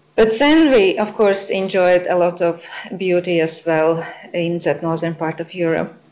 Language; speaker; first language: English; non-native, fluent; Latvian